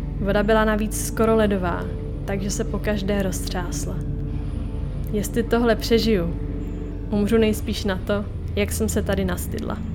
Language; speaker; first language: Czech; native; Czech